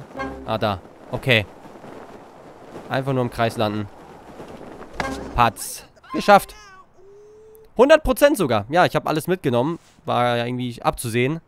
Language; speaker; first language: German; native; German